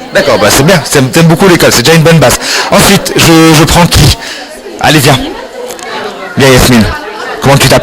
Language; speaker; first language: French; non-native, fluent; Arabic